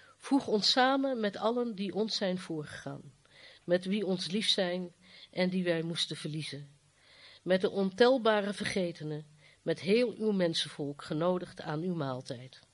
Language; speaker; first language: Dutch; native; Dutch